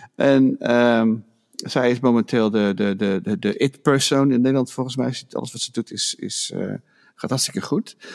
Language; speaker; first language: Dutch; native; Dutch